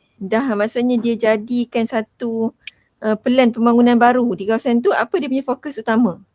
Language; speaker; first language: Malay; native; Malay